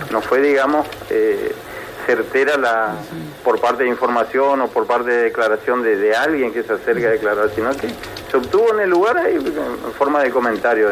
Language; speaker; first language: Spanish; native; Spanish